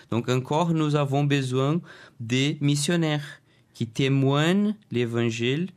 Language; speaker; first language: French; non-native, learner; Portuguese